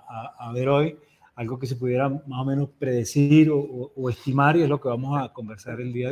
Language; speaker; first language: Spanish; native; Spanish